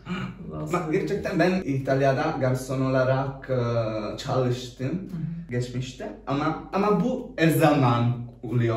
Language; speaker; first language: Turkish; non-native, learner; Italian